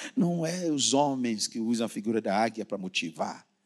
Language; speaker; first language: Portuguese; non-native, fluent; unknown